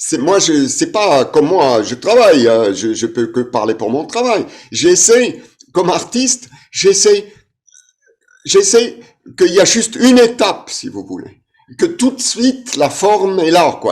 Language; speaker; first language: French; non-native, fluent; German